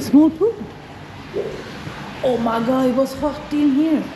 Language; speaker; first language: English; non-native, fluent; Swedish